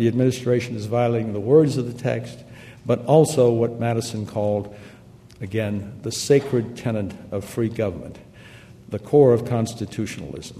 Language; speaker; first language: English; native; English